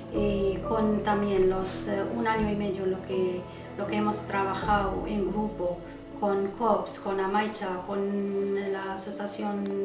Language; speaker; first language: Spanish; non-native, local second language; Arabic